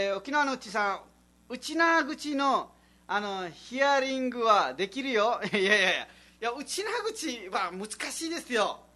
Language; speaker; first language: Japanese; non-native, fluent; Nepali